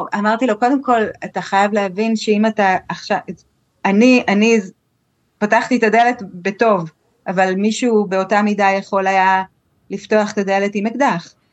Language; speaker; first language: Hebrew; native; Hebrew